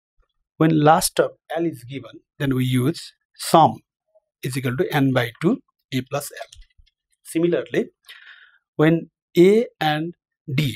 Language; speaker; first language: English; non-native, local second language; Nepali